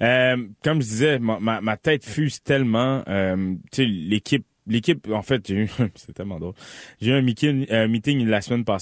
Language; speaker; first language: French; native; French